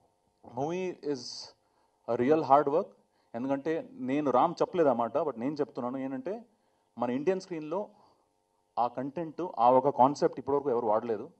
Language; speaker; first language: Telugu; non-native, fluent; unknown